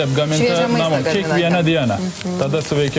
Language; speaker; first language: Lithuanian; non-native, learner; Turkish